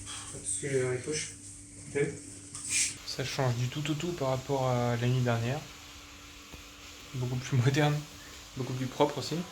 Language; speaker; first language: French; native; French